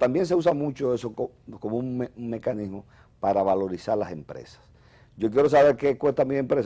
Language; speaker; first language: Spanish; native; Spanish